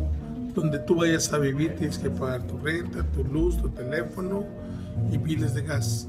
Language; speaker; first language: Spanish; native; Spanish